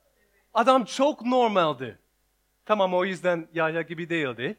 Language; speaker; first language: Turkish; non-native, learner; English